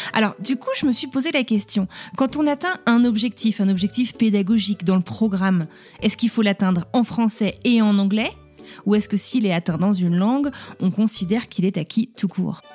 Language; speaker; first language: French; native; French